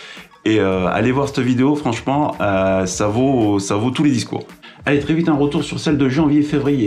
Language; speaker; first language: French; native; French